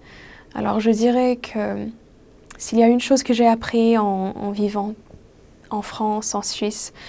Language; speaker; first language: French; non-native, fluent; English